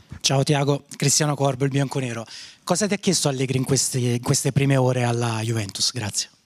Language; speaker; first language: Italian; native; Italian